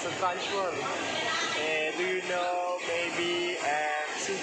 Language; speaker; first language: English; non-native, learner; French